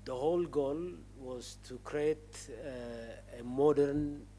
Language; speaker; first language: English; non-native, local second language; Amharic